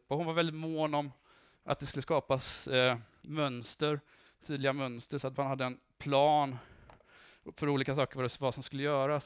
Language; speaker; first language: Swedish; native; Swedish